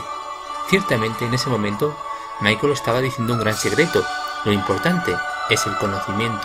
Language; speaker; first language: Spanish; native; Spanish